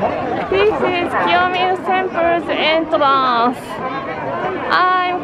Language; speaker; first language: English; non-native, fluent; Japanese